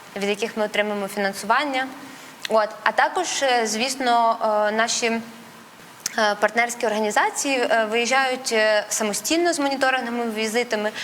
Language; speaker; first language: Ukrainian; non-native, local second language; Russian